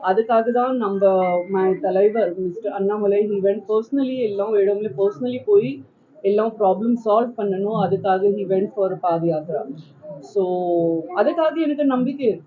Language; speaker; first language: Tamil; non-native, learner; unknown